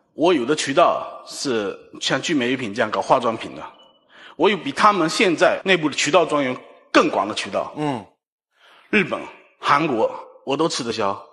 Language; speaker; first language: Chinese; native; Chinese